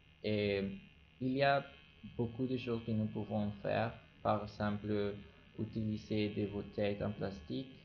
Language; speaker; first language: French; non-native, learner; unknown